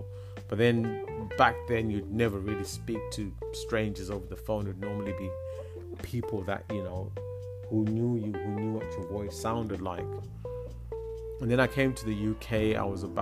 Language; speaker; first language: English; non-native, local second language; Shona